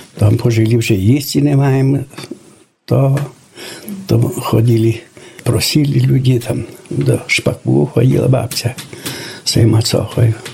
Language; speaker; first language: Ukrainian; native; Ukrainian